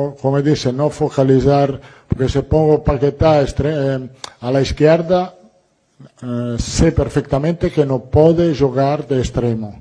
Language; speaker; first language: Portuguese; non-native, learner; Italian